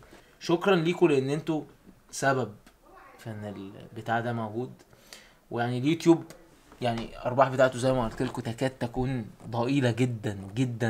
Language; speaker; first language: Arabic; native; Arabic